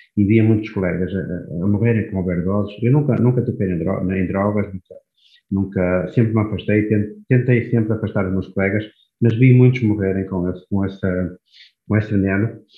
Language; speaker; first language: Portuguese; native; Portuguese